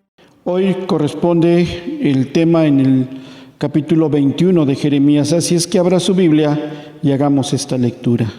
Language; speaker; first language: Spanish; native; Spanish